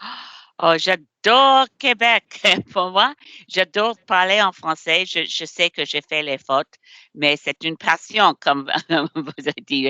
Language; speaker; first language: French; non-native, learner; English